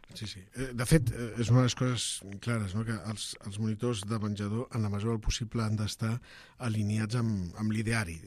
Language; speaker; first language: Catalan; native; Catalan